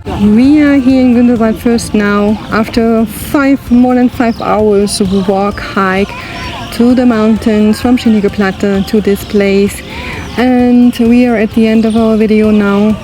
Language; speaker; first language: English; non-native, learner; German